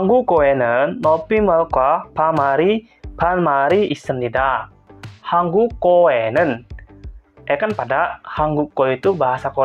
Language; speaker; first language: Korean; non-native, fluent; Indonesian